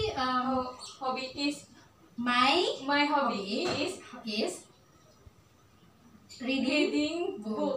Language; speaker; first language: English; non-native, learner; Indonesian